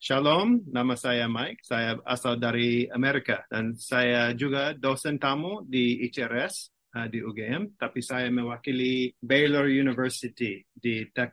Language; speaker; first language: Indonesian; non-native, fluent; English